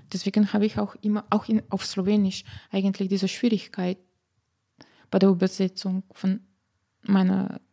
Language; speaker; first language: German; non-native, fluent; Slovenian